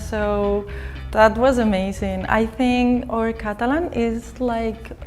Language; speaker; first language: English; non-native, fluent; Catalan